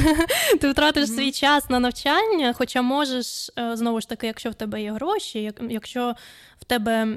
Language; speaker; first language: Ukrainian; non-native, local second language; Russian